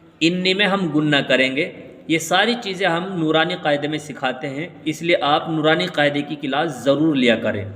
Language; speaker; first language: Urdu; native; Urdu